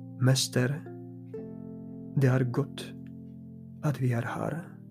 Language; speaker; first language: Norwegian; non-native, fluent; Polish